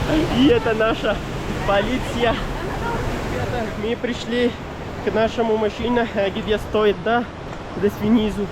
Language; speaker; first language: Russian; non-native, learner; Pashto